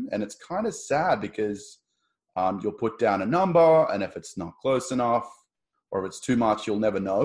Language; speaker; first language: English; native; English